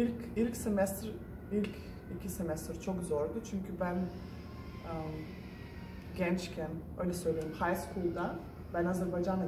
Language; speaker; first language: Turkish; non-native, fluent; Russian